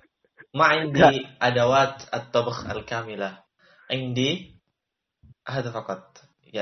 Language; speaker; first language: Arabic; non-native, learner; Indonesian